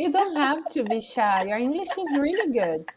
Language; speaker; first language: English; non-native, fluent; Portuguese